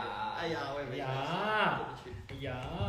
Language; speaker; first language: Chinese; non-native, fluent; Thai